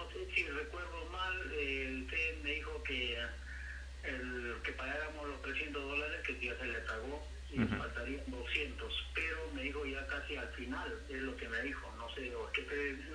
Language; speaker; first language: Spanish; native; Spanish